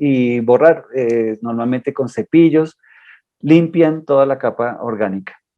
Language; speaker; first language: Spanish; native; Spanish